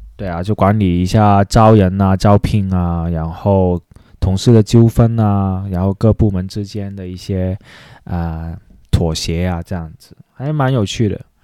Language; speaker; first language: Chinese; non-native, local second language; Cantonese